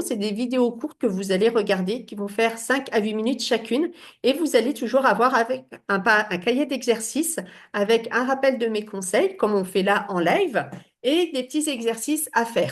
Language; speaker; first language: French; native; French